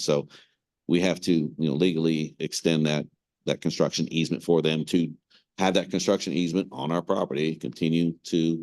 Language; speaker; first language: English; native; English